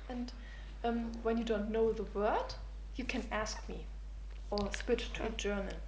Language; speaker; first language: English; non-native, fluent; German